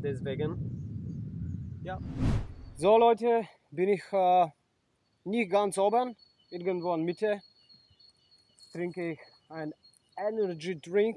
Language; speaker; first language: German; non-native, fluent; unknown